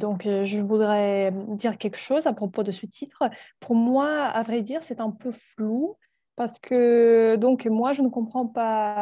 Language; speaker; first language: French; non-native, fluent; Russian